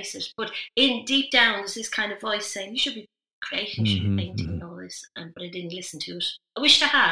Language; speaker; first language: English; native; English